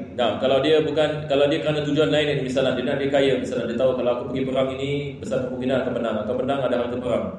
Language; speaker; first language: Malay; non-native, fluent; Arabic